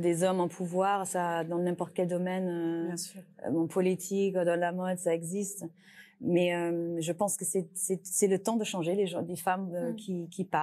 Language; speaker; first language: French; non-native, fluent; German